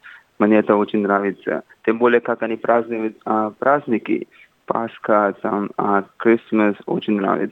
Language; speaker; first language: Russian; non-native, fluent; Hindi